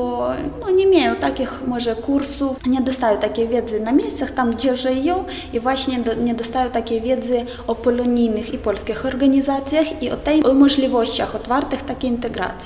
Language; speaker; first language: Polish; non-native, fluent; Ukrainian